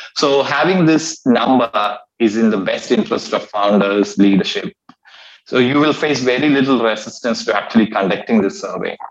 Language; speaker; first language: English; non-native, local second language; Malayalam